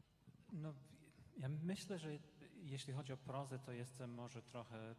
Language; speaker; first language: Polish; non-native, fluent; English